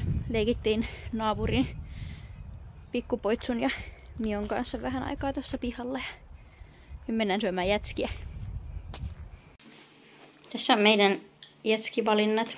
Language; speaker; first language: Finnish; native; Finnish